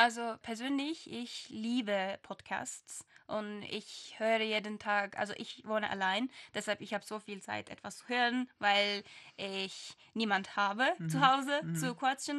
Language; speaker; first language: German; non-native, fluent; Turkish